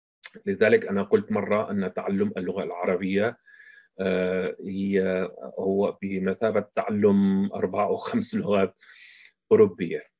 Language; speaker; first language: Arabic; non-native, fluent; German